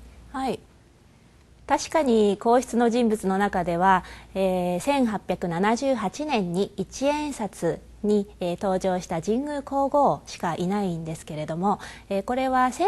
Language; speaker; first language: Japanese; native; Japanese